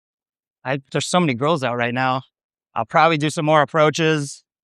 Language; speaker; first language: English; native; English